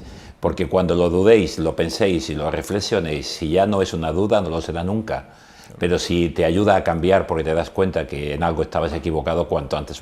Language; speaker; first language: Spanish; native; Spanish